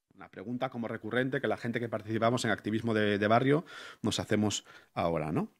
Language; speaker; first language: Spanish; native; Spanish